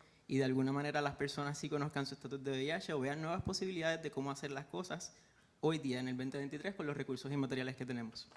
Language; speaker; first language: Spanish; native; Spanish